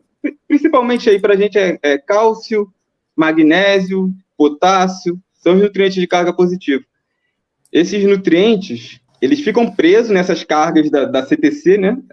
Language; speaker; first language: Portuguese; native; Portuguese